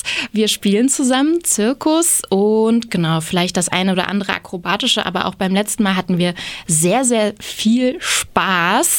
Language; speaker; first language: German; native; German